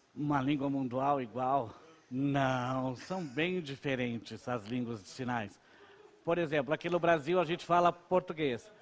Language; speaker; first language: Portuguese; non-native, local second language; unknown